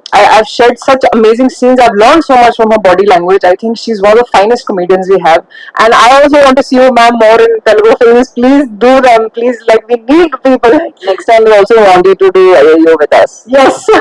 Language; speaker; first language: Telugu; non-native, local second language; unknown